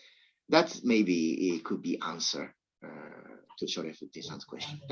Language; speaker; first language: English; non-native, learner; Japanese